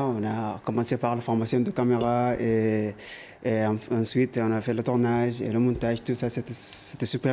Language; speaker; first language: French; non-native, learner; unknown